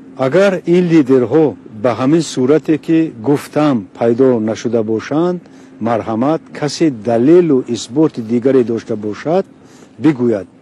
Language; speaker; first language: Tajik; non-native, local second language; Shughni